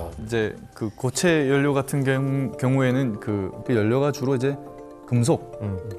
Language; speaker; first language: Korean; native; Korean